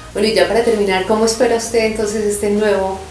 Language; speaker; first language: Spanish; native; Spanish